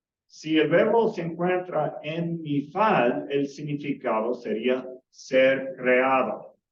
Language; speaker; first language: Spanish; non-native, fluent; English